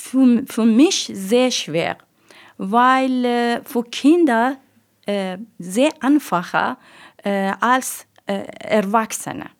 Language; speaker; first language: German; non-native, learner; Persian